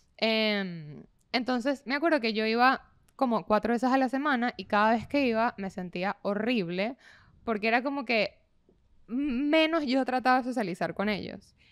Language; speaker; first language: Spanish; native; Spanish